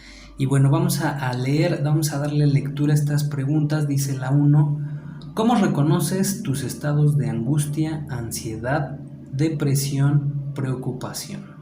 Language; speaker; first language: Spanish; native; Spanish